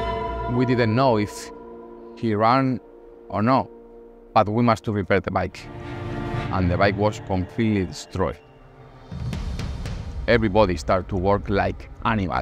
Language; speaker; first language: English; non-native, learner; Spanish